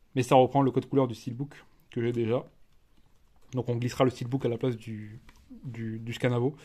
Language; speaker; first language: French; native; French